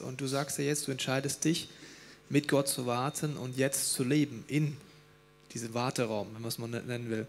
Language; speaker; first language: German; native; German